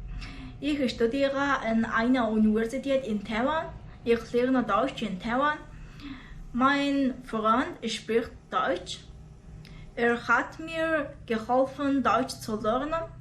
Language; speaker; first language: German; non-native, learner; Mongolian